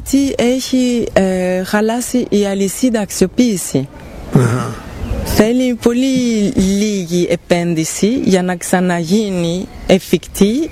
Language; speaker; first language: Greek; non-native, fluent; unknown